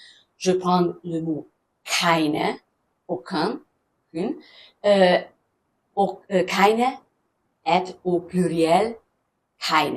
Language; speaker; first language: French; non-native, fluent; German